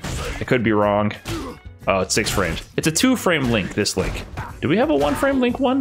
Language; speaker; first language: English; native; English